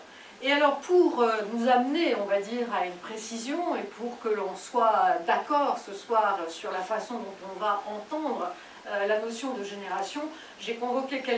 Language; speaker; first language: French; native; French